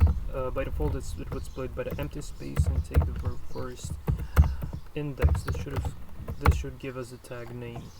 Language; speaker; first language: English; non-native, fluent; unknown